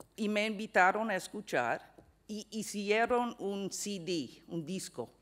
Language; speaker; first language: Spanish; non-native, fluent; English